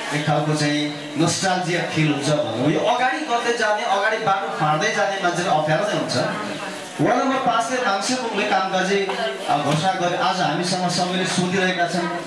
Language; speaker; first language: Nepali; non-native, local second language; Limbu